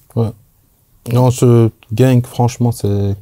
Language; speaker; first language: French; native; French